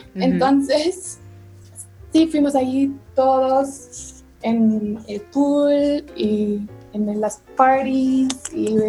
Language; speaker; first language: Spanish; non-native, learner; German